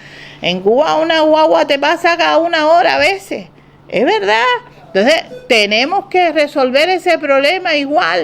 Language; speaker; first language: Spanish; native; Spanish